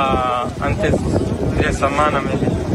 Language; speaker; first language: Spanish; non-native, learner; Arabic